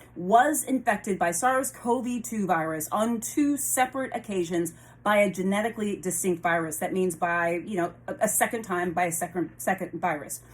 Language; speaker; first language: English; native; English